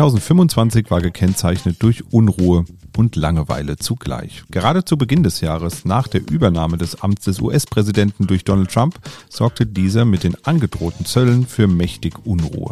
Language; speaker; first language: German; native; German